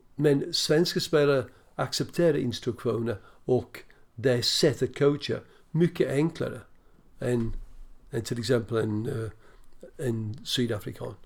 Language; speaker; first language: Swedish; non-native, fluent; English